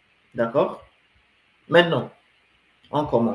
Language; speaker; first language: French; non-native, fluent; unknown